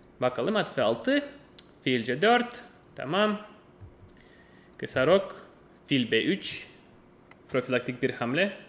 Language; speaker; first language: Turkish; non-native, fluent; Russian